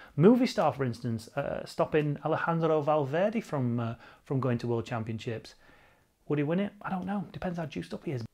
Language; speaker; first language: English; native; English